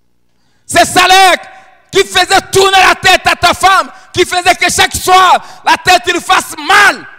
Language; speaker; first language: French; non-native, local second language; Lingala